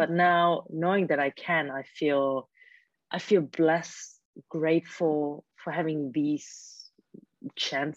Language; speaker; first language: English; non-native, fluent; German